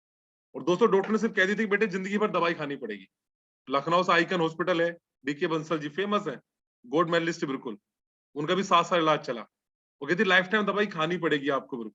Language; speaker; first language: Hindi; native; Hindi